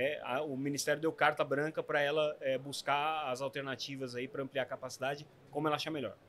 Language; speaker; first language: Portuguese; native; Portuguese